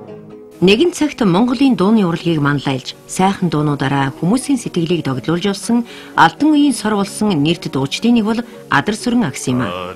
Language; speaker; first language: Mongolian; native; Mongolian